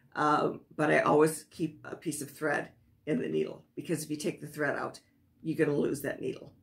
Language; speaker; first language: English; native; English